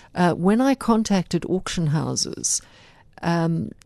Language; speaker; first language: English; native; English